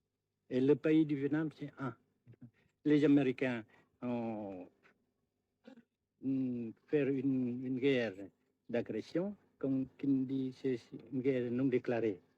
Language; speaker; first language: French; non-native, local second language; Vietnamese